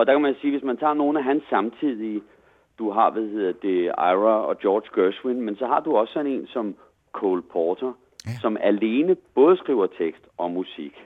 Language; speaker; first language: Danish; native; Danish